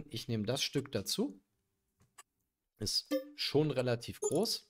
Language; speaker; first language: German; native; German